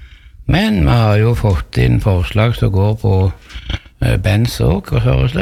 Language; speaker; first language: Norwegian; native; Norwegian